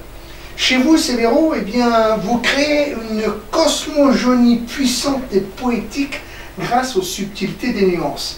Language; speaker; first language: French; native; French